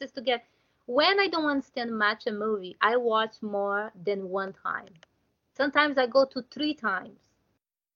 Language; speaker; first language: English; non-native, learner; Portuguese